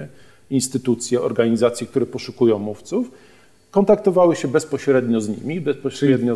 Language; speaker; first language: Polish; native; Polish